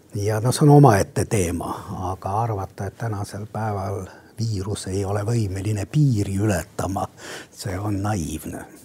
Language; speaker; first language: Estonian; non-native, local second language; Russian